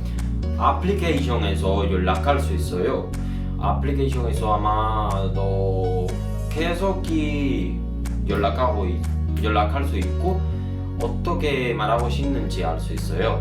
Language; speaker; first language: Korean; non-native, learner; Spanish